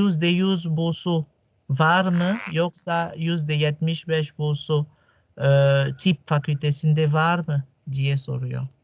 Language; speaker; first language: Turkish; non-native, fluent; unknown